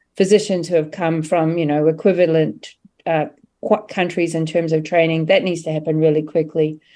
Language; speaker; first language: English; native; English